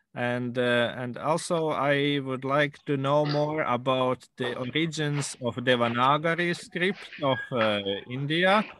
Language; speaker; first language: English; non-native, fluent; Latvian